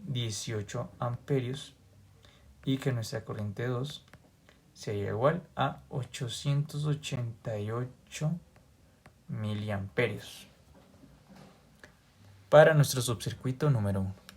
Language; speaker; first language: Spanish; native; Spanish